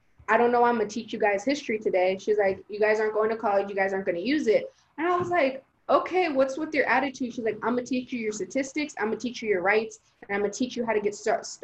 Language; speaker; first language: English; early bilingual, other home language; Spanish